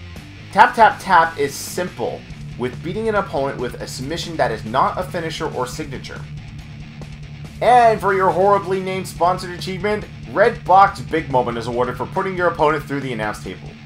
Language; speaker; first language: English; native; English